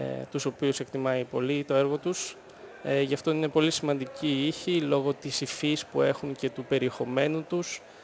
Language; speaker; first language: Greek; native; Greek